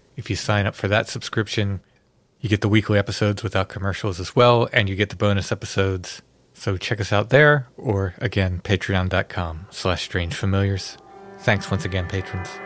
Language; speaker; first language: English; native; English